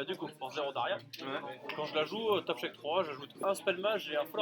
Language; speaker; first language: French; native; French